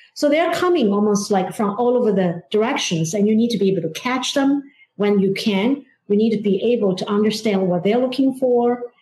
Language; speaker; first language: English; non-native, fluent; Chinese